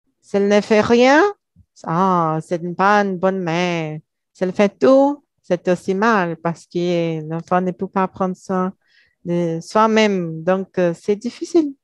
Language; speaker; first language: French; non-native, learner; Portuguese